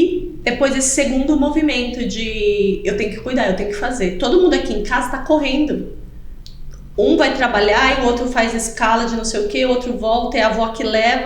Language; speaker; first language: Portuguese; native; Portuguese